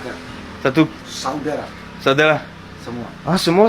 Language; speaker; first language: Indonesian; non-native, learner; English